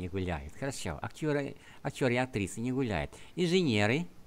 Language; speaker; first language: Russian; non-native, fluent; Vietnamese